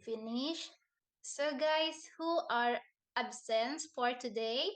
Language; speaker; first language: English; non-native, learner; Indonesian